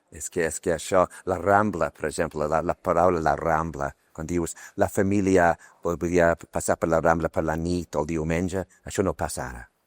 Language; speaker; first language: Catalan; non-native, fluent; English